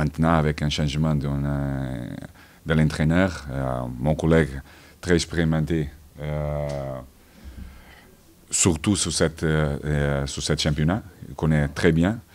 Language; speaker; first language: French; non-native, fluent; Portuguese